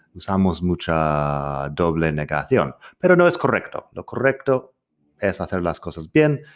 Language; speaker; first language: Spanish; non-native, fluent; English